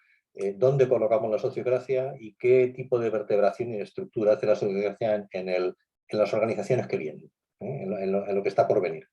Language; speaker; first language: Spanish; native; Spanish